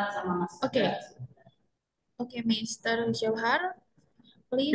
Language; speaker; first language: English; non-native, fluent; Indonesian